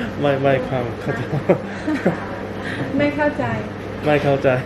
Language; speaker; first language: Thai; non-native, learner; Korean